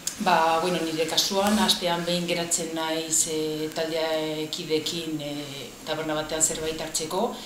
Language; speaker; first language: Basque; non-native, local second language; Spanish